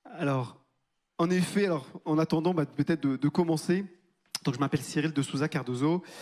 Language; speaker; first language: French; native; French